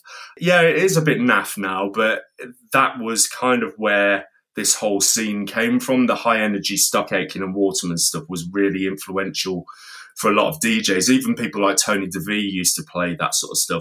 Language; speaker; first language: English; native; English